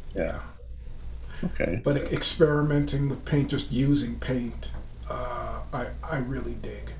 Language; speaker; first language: English; native; English